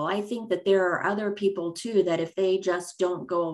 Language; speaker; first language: English; native; English